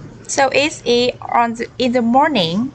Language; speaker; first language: English; non-native, learner; Vietnamese